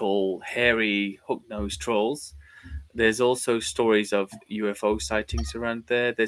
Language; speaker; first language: English; native; English